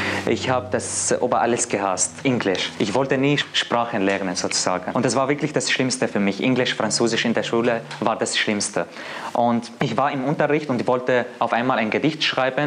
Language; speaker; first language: German; non-native, fluent; Arabic